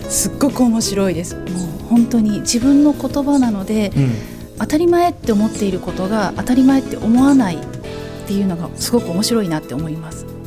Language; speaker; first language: Japanese; native; Japanese